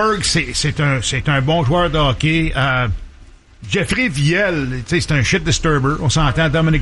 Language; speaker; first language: French; native; French